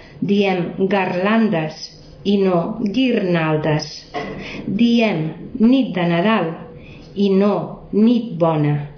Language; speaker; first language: Catalan; native; Catalan